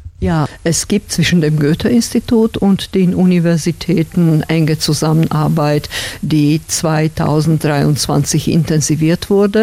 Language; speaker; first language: German; non-native, fluent; Slovak